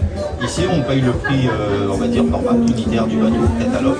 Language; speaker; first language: French; native; French